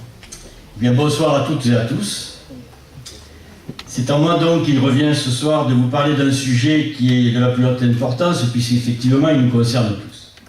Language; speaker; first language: French; native; French